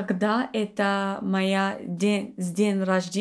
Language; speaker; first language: Russian; non-native, learner; English